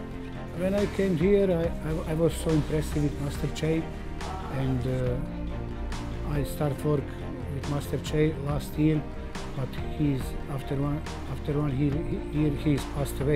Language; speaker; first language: English; non-native, learner; Croatian